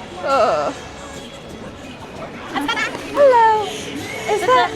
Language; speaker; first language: English; native; English